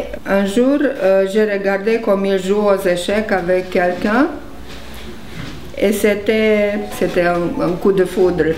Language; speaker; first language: French; non-native, fluent; Romanian